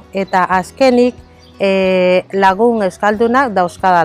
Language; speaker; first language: Basque; non-native, learner; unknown